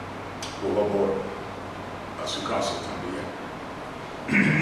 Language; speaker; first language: Spanish; non-native, learner; English